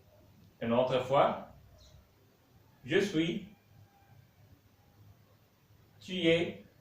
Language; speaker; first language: French; non-native, local second language; Arabic